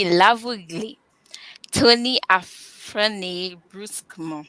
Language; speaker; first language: French; non-native, learner; English